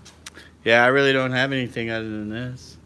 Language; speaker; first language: English; native; English